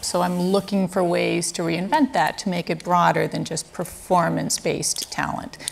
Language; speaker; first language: English; native; English